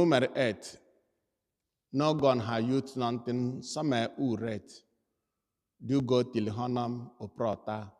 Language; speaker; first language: Swedish; non-native, fluent; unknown